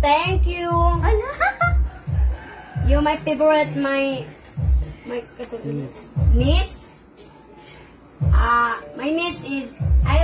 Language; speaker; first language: English; non-native, learner; Filipino